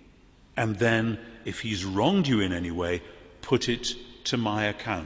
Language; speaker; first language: English; native; English